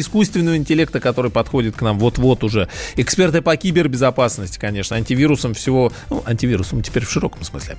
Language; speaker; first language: Russian; native; Russian